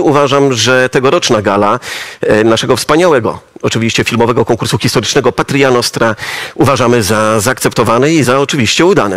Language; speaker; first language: Polish; native; Polish